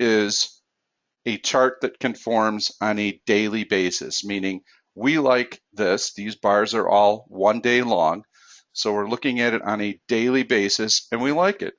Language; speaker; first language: English; native; English